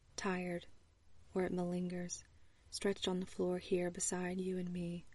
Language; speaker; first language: English; native; English